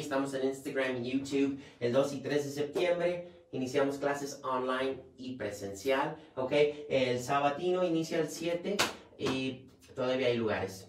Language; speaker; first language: Spanish; native; Spanish